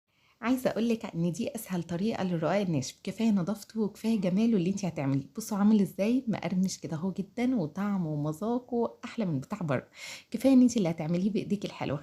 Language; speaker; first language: Arabic; native; Arabic